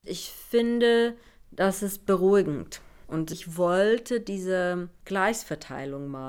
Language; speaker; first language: German; non-native, fluent; Finnish